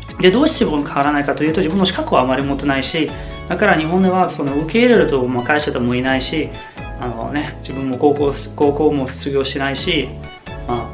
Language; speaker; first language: Japanese; non-native, fluent; German